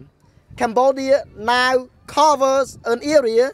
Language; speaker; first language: English; non-native, fluent; Khmer